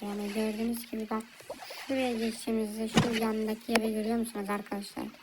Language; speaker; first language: Turkish; early bilingual, heritage; Turkish